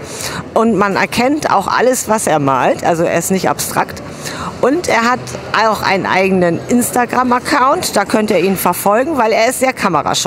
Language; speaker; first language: German; native; German